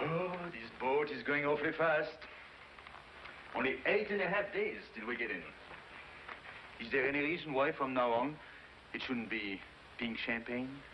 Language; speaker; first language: English; non-native, fluent; French